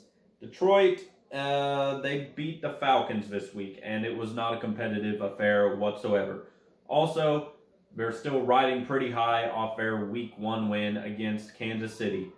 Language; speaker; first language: English; native; English